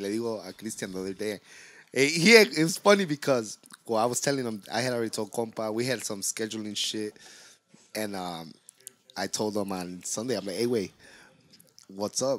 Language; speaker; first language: English; early bilingual, other home language; Spanish